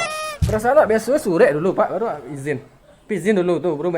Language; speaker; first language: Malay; non-native, local second language; Minangkabau